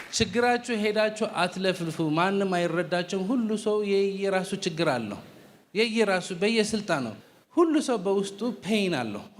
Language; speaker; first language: Amharic; non-native, fluent; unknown